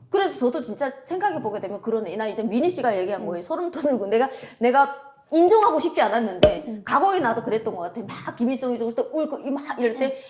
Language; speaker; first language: Korean; native; Korean